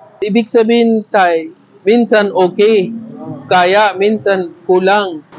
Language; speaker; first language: Filipino; non-native, fluent; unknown